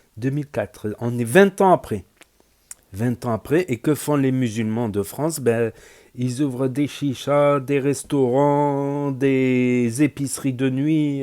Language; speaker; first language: French; native; French